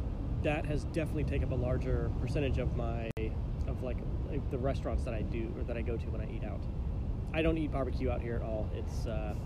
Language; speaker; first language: English; native; English